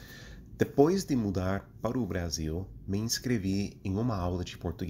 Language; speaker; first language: Portuguese; non-native, fluent; English